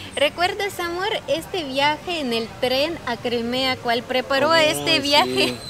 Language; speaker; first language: Spanish; non-native, fluent; Ukrainian